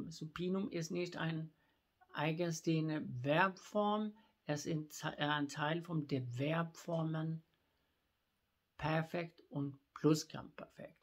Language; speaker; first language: German; non-native, fluent; Swedish